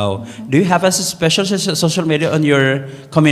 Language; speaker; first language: English; non-native, learner; Indonesian